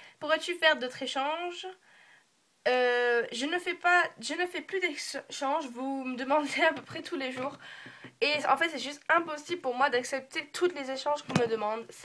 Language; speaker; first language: French; early bilingual, other home language; English